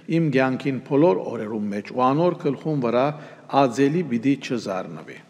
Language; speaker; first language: Armenian; early bilingual, heritage; Armenian